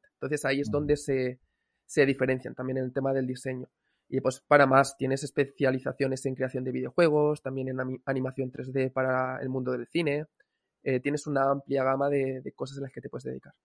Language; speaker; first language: Spanish; native; Spanish